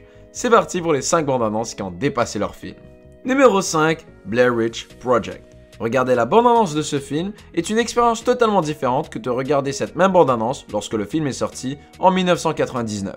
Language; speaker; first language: French; native; French